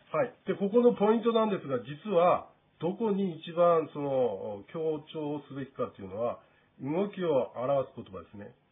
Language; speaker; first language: Japanese; native; Japanese